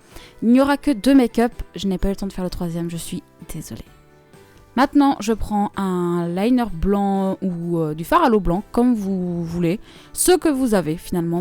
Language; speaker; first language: French; native; French